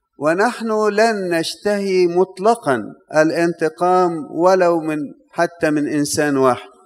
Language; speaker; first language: Arabic; native; Arabic